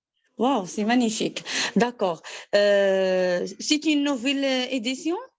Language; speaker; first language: French; non-native, learner; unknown